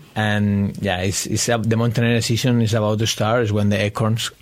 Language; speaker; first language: English; non-native, fluent; Spanish